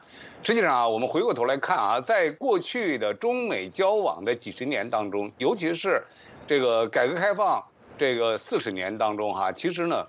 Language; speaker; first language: Chinese; native; Chinese